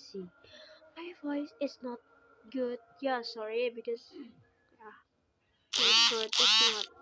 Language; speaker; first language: English; non-native, local second language; Indonesian